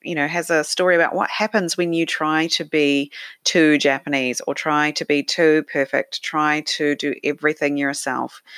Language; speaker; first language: English; native; English